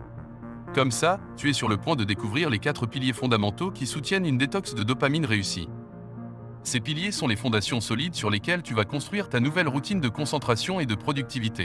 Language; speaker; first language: French; native; French